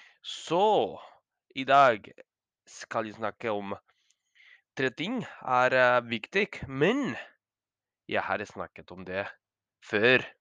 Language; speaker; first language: Norwegian; non-native, fluent; Spanish